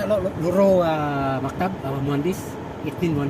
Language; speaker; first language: Arabic; non-native, learner; Filipino